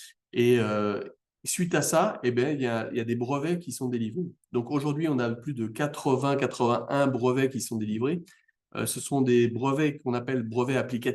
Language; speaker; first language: French; native; French